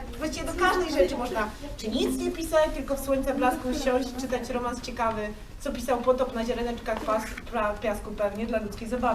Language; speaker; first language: Polish; native; Polish